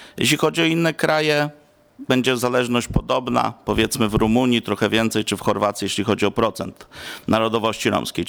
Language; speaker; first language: Polish; non-native, local second language; Romany